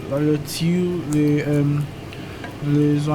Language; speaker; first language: French; non-native, learner; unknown